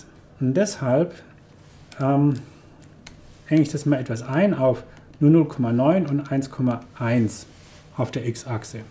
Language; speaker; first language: German; native; German